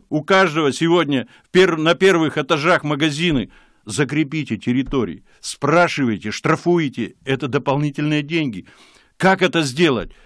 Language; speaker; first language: Russian; native; Russian